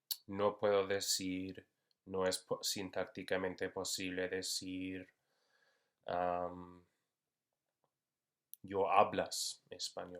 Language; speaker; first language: Spanish; non-native, fluent; English